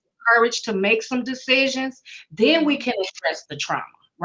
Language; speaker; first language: English; native; English